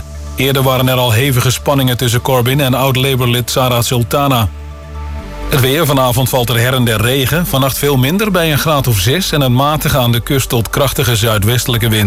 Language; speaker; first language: Dutch; native; Dutch